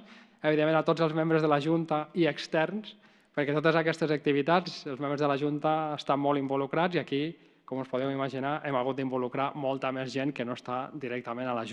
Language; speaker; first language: Catalan; native; Catalan